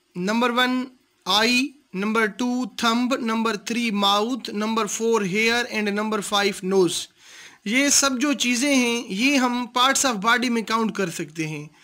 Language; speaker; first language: Urdu; non-native, local second language; Sindhi